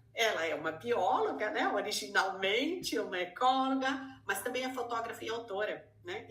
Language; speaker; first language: Portuguese; native; Portuguese